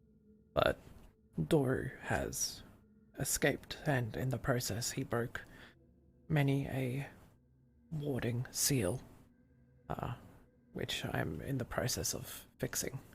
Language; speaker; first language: English; native; English